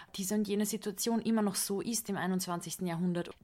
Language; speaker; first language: German; non-native, fluent; Hungarian